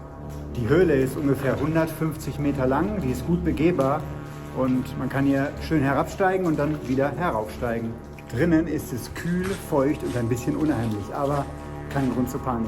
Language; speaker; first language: German; native; German